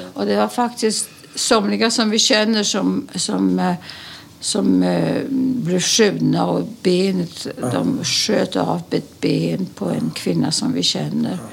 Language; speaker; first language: Swedish; early bilingual, other home language; Polish